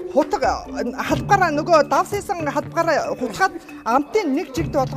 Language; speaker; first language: Mongolian; native; Mongolian